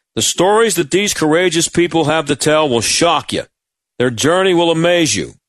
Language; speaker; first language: English; native; English